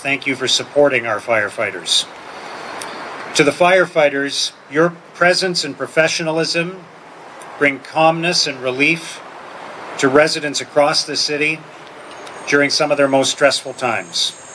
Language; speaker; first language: English; native; English